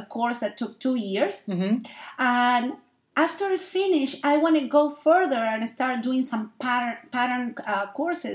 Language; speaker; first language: English; non-native, fluent; Spanish